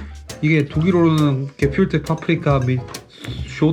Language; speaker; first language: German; non-native, learner; Korean